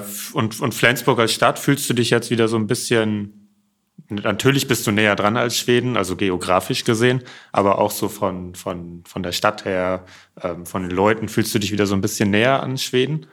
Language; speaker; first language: German; native; German